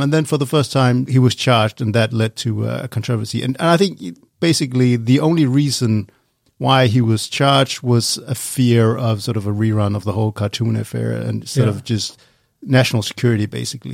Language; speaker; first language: English; non-native, fluent; Danish